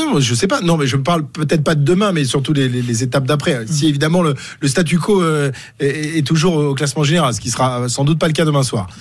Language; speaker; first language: French; native; French